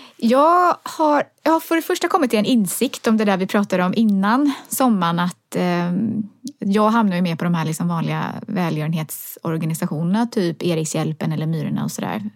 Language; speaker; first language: Swedish; native; Swedish